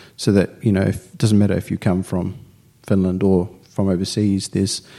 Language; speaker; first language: English; native; English